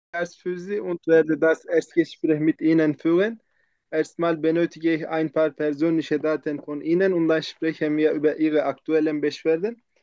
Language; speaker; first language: German; non-native, learner; Turkish